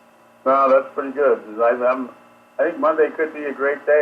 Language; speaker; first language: English; native; English